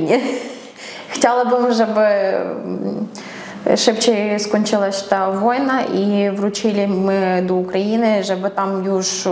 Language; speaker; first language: Polish; non-native, fluent; Ukrainian